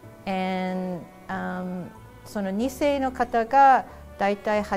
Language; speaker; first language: Japanese; early bilingual, heritage; Japanese